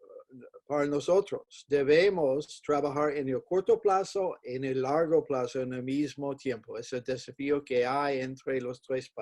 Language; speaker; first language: Spanish; non-native, fluent; English